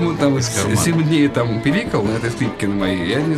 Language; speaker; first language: Russian; native; Russian